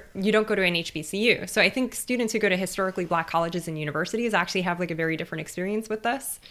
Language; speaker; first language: English; native; English